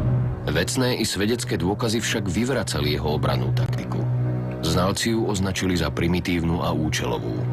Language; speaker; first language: Slovak; native; Slovak